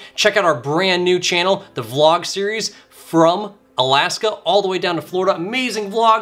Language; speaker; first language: English; native; English